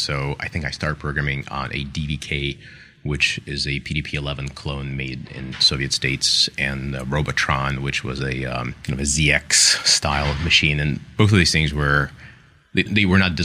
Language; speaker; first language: English; non-native, fluent; Ukrainian